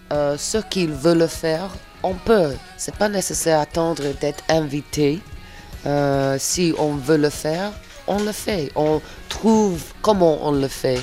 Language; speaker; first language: French; non-native, fluent; English